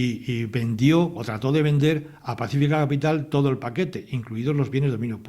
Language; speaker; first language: Spanish; native; Spanish